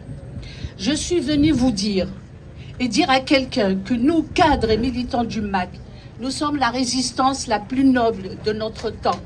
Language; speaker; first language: French; non-native, local second language; Kabyle